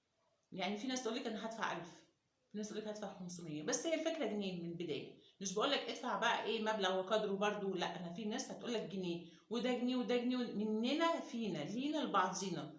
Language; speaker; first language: Arabic; native; Arabic